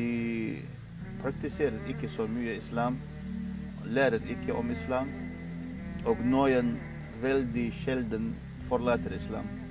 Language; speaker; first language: Norwegian; non-native, fluent; Chechen